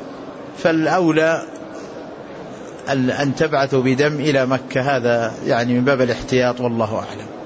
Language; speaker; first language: Arabic; native; Arabic